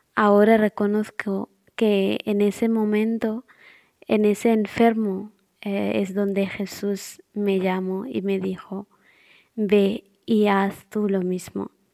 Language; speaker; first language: Spanish; non-native, fluent; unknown